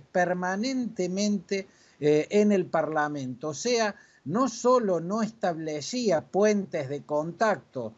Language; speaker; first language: Spanish; native; Spanish